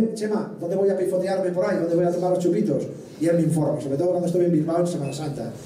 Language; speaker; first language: Spanish; non-native, local second language; Catalan